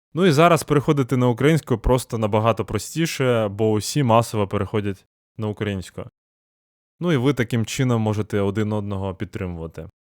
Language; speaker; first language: Ukrainian; non-native, local second language; Russian